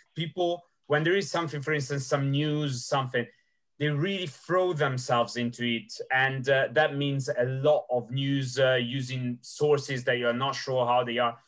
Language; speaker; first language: English; non-native, fluent; Italian